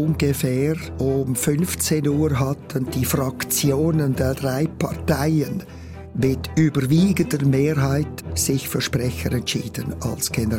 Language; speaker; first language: German; native; German